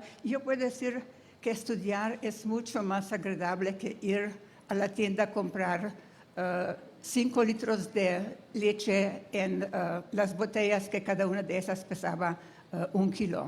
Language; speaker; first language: Spanish; non-native, fluent; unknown